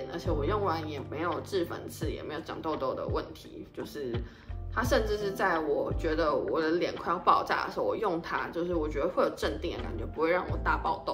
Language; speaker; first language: Chinese; native; Chinese